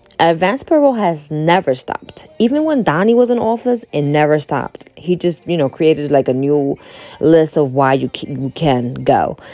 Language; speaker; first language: English; early bilingual, other home language; Spanish